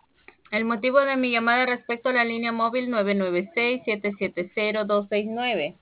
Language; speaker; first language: Spanish; native; Spanish